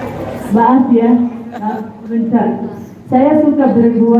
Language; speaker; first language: Indonesian; non-native, learner; Arabic